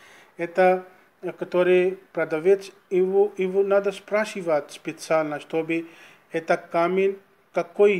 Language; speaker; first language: Russian; non-native, learner; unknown